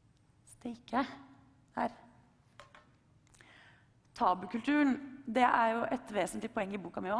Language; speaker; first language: Norwegian; native; Norwegian